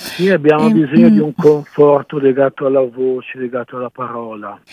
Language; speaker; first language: Italian; native; Italian